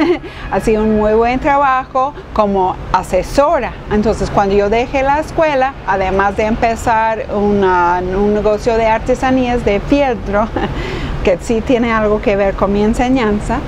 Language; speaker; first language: Spanish; non-native, fluent; English